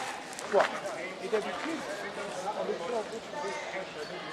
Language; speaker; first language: French; non-native, fluent; Arabic